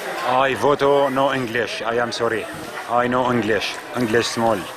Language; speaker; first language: English; non-native, learner; Arabic